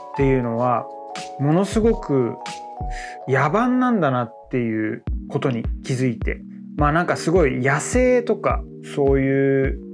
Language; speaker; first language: Japanese; early bilingual, other home language; French